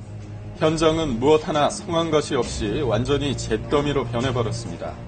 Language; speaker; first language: Korean; native; Korean